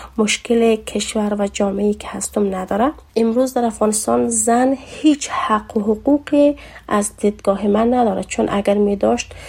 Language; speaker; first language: Persian; native; Persian